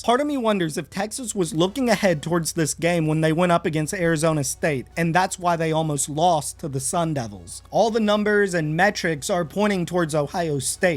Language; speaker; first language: English; native; English